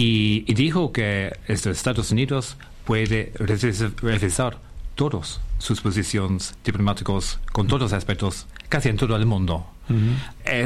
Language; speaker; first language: Spanish; non-native, fluent; English